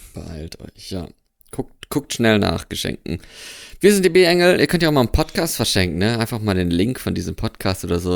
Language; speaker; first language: German; native; German